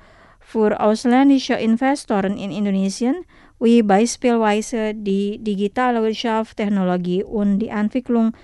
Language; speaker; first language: German; non-native, fluent; Indonesian